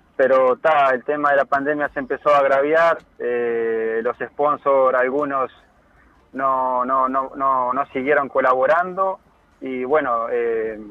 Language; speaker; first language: Spanish; native; Spanish